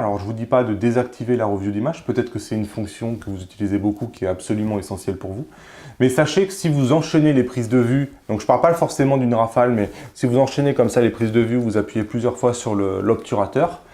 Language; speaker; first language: French; native; French